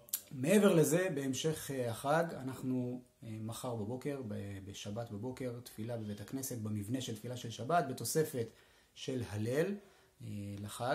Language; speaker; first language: Hebrew; native; Hebrew